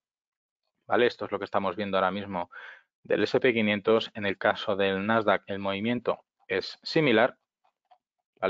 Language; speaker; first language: Spanish; native; Spanish